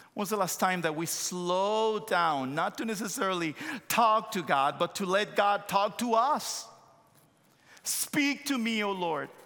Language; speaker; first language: English; non-native, fluent; Spanish